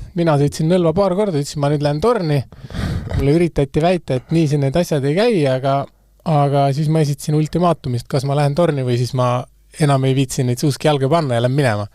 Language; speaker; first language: Estonian; native; Estonian